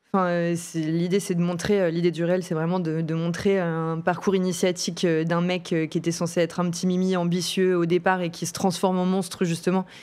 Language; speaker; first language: French; native; French